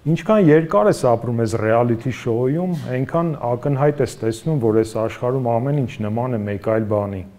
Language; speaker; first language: Armenian; native; Armenian